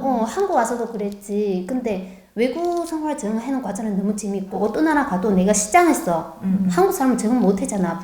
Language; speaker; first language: Korean; non-native, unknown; Chinese